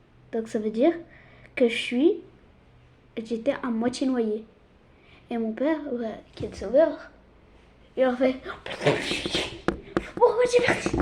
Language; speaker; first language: French; early bilingual, other home language; Arabic